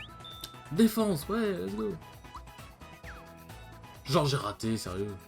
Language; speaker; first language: French; native; French